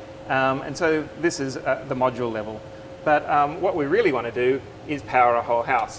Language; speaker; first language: English; native; English